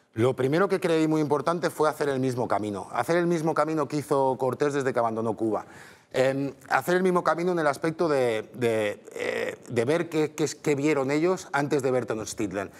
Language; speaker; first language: Spanish; native; Spanish